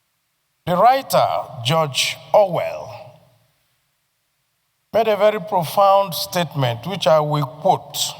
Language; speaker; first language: English; non-native, local second language; Igbo